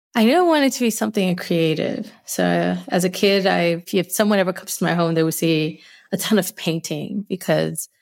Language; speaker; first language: English; early bilingual, other home language; Spanish